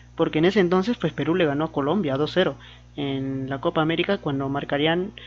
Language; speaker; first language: Spanish; native; Spanish